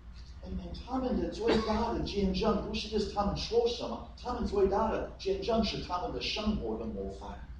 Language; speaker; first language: Chinese; non-native, fluent; English